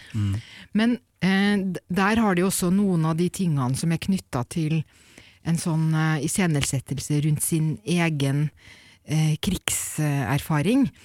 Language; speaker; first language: Norwegian; native; Norwegian